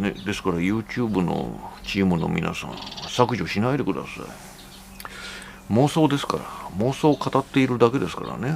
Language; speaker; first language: Japanese; native; Japanese